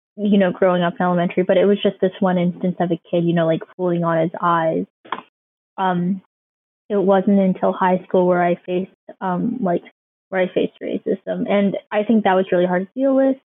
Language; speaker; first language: English; native; English